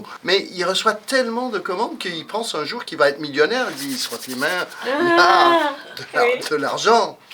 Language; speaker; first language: French; native; French